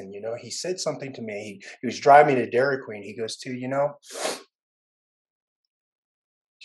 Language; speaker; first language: English; early bilingual, other home language; Vietnamese